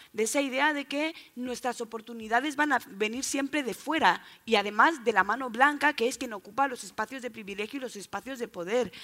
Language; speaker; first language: Spanish; native; Spanish